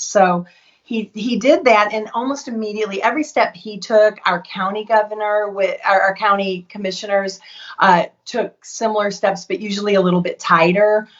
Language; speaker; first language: English; native; English